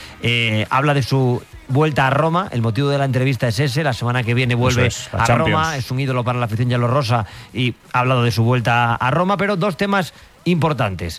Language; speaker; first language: Spanish; native; Spanish